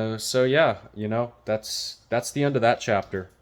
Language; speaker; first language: English; native; English